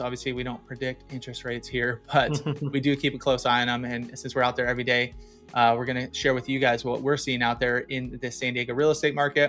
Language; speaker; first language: English; native; English